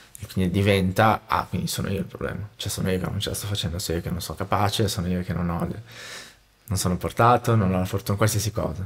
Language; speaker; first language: Italian; non-native, fluent; Portuguese